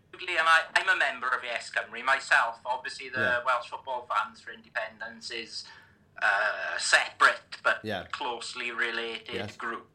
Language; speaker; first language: English; native; English